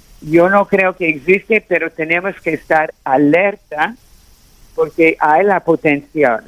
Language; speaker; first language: Spanish; early bilingual, heritage; Spanish